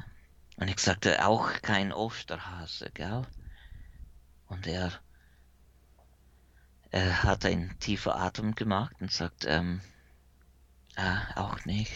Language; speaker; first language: German; early bilingual, heritage; English